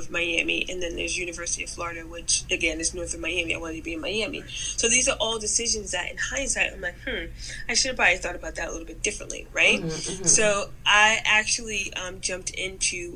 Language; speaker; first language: English; native; English